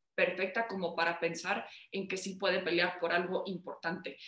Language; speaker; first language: Spanish; early bilingual, heritage; Spanish